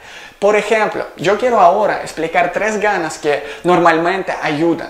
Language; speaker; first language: Spanish; non-native, learner; Ukrainian